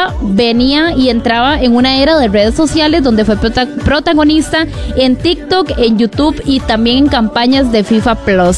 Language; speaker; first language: Spanish; native; Spanish